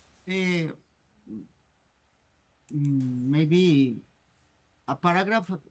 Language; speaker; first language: English; non-native, learner; Spanish